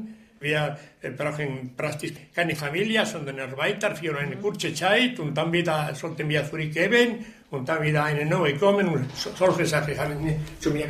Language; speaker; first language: German; non-native, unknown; Spanish